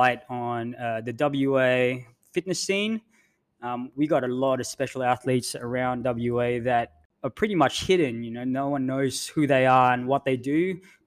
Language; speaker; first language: English; non-native, local second language; Filipino